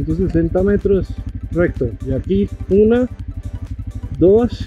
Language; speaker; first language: Spanish; native; Spanish